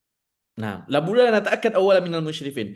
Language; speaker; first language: Arabic; non-native, fluent; Indonesian